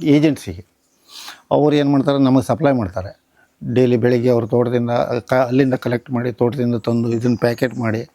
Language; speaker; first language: Kannada; native; Kannada